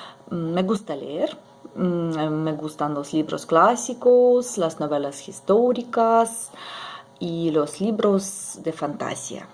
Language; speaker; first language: Spanish; non-native, learner; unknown